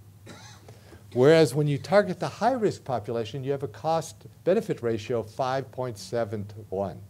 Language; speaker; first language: English; native; English